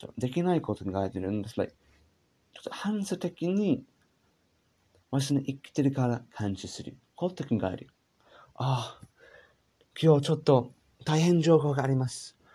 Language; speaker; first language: Japanese; non-native, learner; English